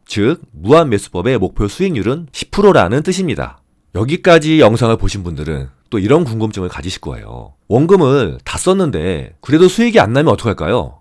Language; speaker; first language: Korean; native; Korean